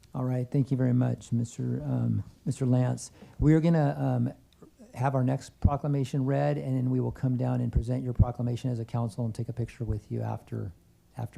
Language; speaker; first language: English; native; English